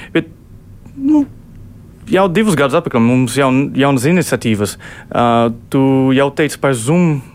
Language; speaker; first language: Latvian; early bilingual, other home language; Portuguese